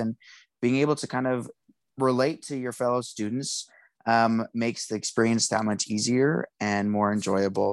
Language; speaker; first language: English; native; English